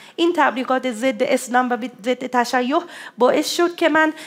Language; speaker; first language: Persian; non-native, fluent; Japanese